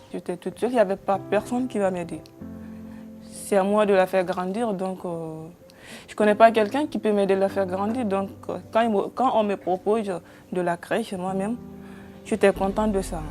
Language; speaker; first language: French; non-native, learner; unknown